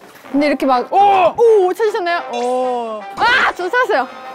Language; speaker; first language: Korean; native; Korean